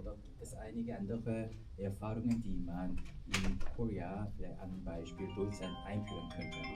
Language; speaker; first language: German; non-native, fluent; Korean